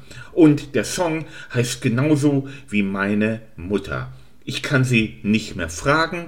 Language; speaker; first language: German; native; German